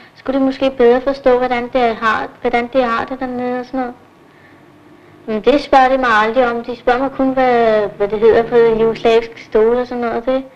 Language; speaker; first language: Danish; early bilingual, other home language; Macedonian